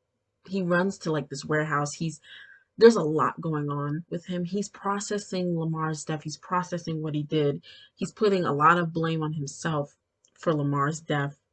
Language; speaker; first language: English; native; English